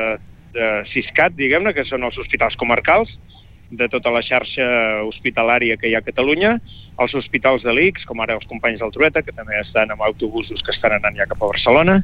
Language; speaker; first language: Catalan; native; Catalan